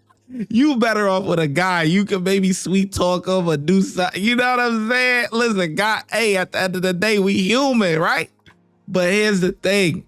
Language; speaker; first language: English; native; English